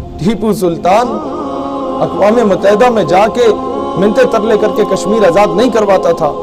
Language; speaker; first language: Urdu; non-native, local second language; Punjabi